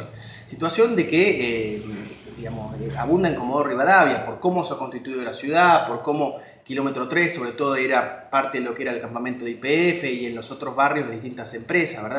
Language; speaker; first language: Spanish; native; Spanish